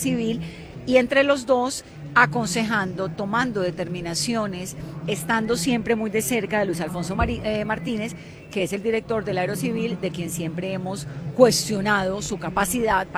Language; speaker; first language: Spanish; native; Spanish